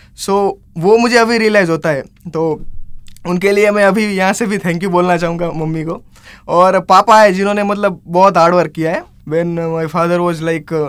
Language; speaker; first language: Hindi; non-native, local second language; Gujarati